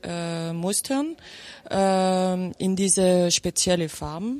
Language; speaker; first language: German; non-native, fluent; French